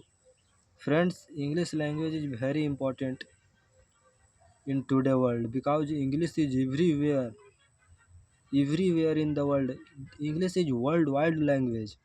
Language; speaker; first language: English; non-native, learner; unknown